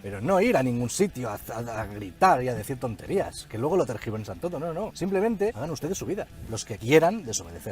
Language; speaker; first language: Spanish; native; Spanish